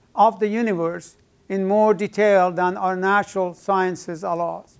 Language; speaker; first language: English; non-native, fluent; Persian